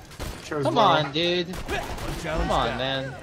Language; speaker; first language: English; native; English